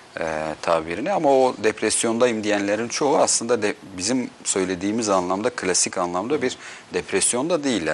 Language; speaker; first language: Turkish; native; Turkish